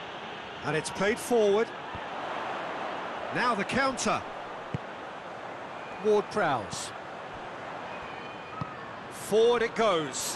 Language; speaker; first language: English; native; English